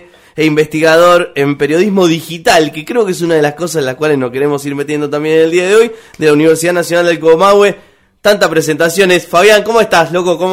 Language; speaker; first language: Spanish; native; Spanish